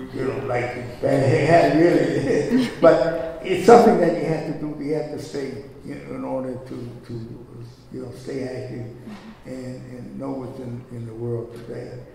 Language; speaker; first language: English; native; English